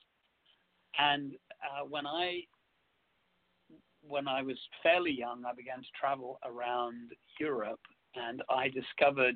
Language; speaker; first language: English; native; English